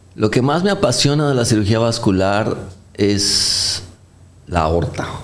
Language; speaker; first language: Spanish; native; Spanish